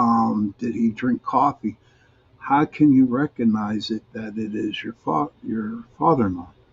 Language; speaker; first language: English; native; English